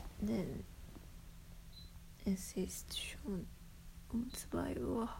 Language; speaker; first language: German; non-native, learner; Japanese